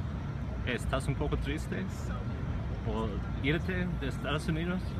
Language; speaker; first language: Spanish; non-native, fluent; English